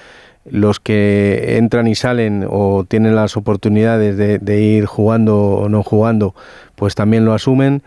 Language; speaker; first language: Spanish; native; Spanish